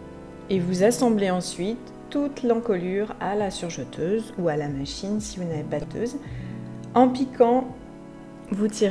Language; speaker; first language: French; native; French